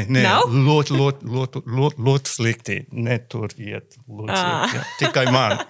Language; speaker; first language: Latvian; non-native, learner; English